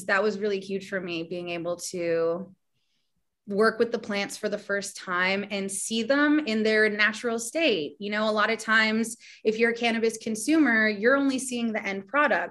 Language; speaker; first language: English; native; English